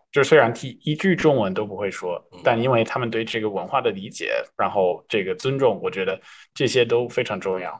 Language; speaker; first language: Chinese; non-native, fluent; English